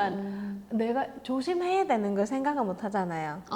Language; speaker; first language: Korean; non-native, fluent; Vietnamese